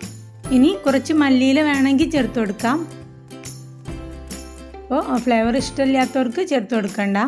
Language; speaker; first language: Malayalam; native; Malayalam